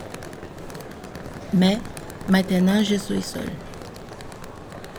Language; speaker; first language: French; non-native, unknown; Portuguese